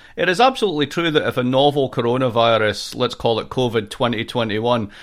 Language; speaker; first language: English; native; English